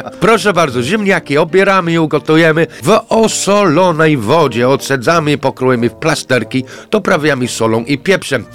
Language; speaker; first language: Polish; non-native, fluent; English